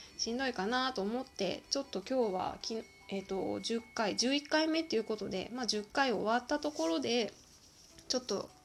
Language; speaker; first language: Japanese; native; Japanese